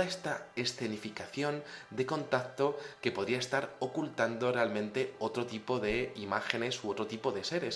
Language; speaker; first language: Spanish; native; Spanish